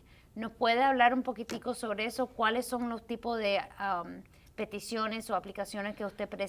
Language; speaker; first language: Spanish; early bilingual, heritage; Spanish